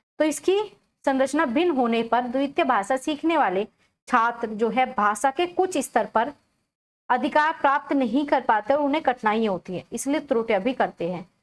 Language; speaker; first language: Hindi; native; Hindi